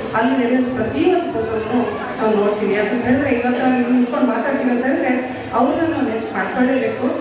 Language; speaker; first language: Kannada; native; Kannada